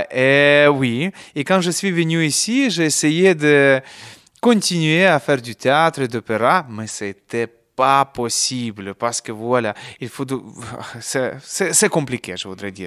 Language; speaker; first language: French; non-native, learner; Ukrainian